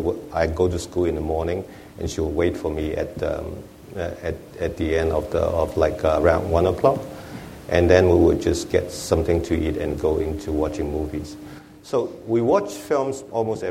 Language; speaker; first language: English; non-native, local second language; Wu Chinese